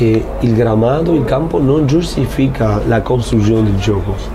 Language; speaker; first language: Portuguese; non-native, fluent; Spanish